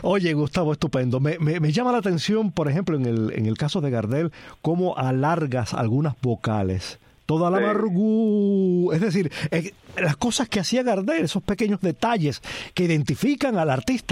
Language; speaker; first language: Spanish; native; Spanish